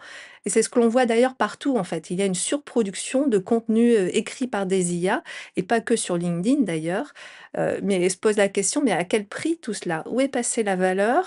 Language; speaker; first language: French; native; French